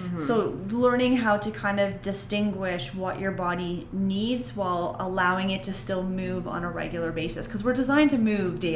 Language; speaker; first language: English; native; English